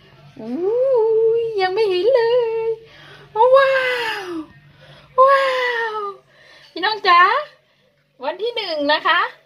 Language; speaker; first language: Thai; native; Thai